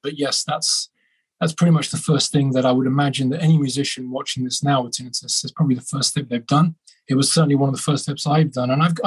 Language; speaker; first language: English; native; English